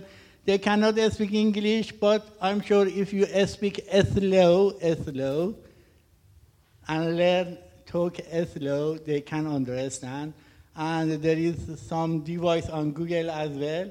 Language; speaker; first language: English; non-native, learner; Persian